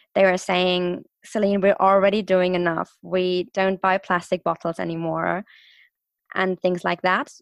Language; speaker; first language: English; non-native, fluent; German